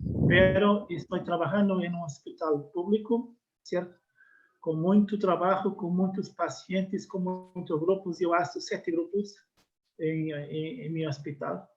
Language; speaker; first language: Spanish; non-native, learner; Portuguese